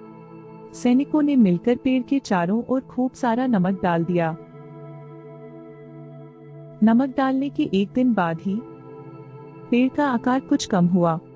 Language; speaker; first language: Hindi; native; Hindi